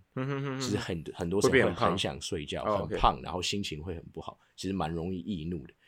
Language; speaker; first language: Chinese; non-native, local second language; English